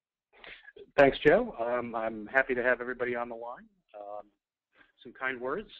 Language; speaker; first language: English; native; English